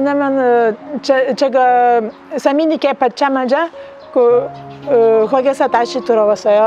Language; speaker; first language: Korean; non-native, learner; Lithuanian